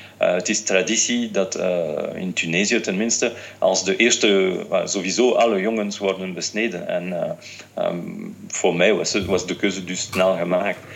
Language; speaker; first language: Dutch; non-native, fluent; French